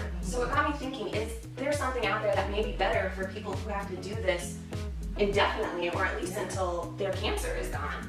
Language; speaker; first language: English; native; English